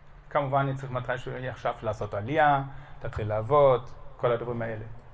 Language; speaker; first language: Hebrew; non-native, fluent; German